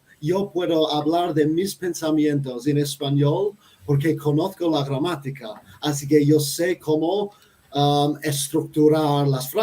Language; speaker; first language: Spanish; non-native, fluent; English